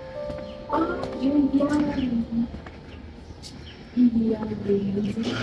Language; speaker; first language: French; non-native, learner; Amharic